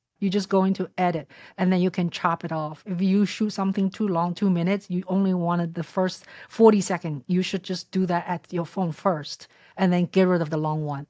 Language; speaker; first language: English; non-native, fluent; Chinese